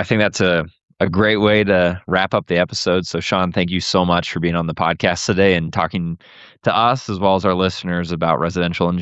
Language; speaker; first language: English; native; English